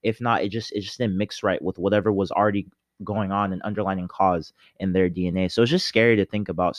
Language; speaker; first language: English; native; English